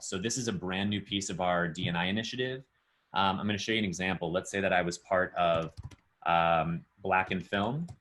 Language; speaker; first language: English; native; English